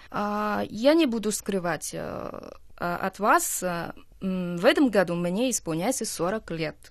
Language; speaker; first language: Russian; non-native, fluent; Chinese